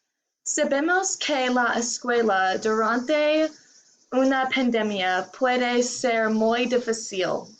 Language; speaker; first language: Spanish; non-native, learner; English